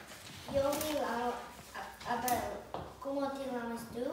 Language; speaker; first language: Spanish; non-native, learner; English